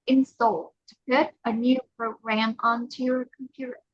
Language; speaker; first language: English; non-native, fluent; Vietnamese